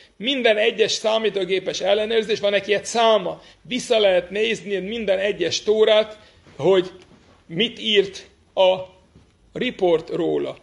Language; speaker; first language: Hungarian; non-native, fluent; English